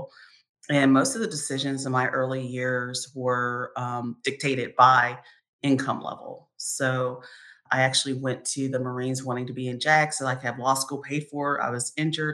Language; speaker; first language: English; native; English